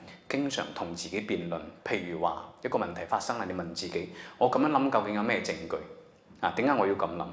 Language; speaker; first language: Cantonese; native; Cantonese